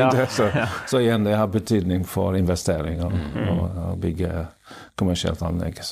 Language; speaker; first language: Norwegian; non-native, fluent; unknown